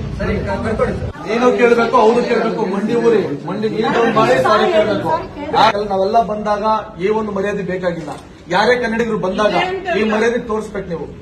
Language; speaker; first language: Kannada; native; Kannada